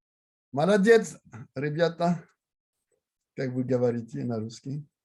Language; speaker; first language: Russian; non-native, learner; French